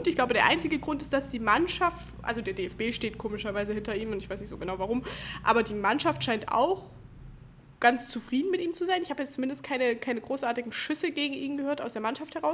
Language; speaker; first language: German; native; German